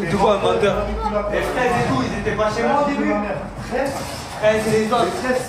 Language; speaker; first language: French; native; French